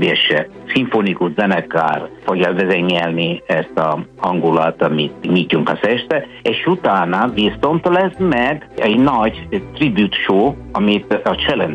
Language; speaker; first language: Hungarian; non-native, fluent; Italian